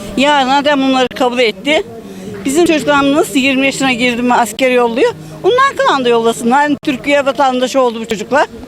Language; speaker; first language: Turkish; native; Turkish